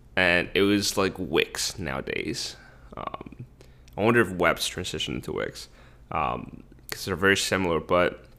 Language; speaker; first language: English; early bilingual, other home language; Spanish